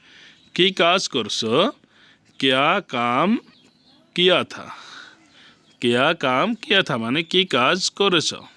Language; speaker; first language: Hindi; non-native, learner; Bangla